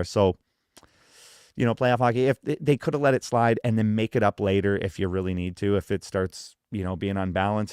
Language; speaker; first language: English; native; English